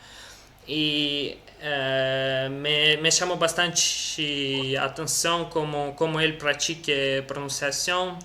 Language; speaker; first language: Portuguese; non-native, learner; Russian